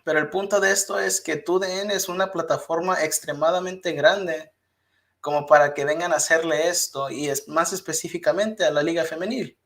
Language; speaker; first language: Spanish; early bilingual, heritage; Spanish